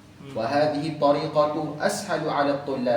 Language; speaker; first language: Arabic; non-native, learner; Malay